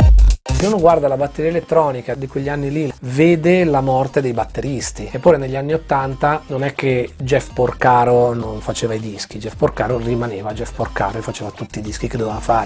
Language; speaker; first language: Italian; native; Italian